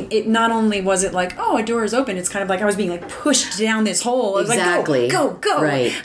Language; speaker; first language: English; native; English